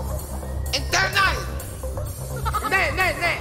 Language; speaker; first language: Filipino; native; Filipino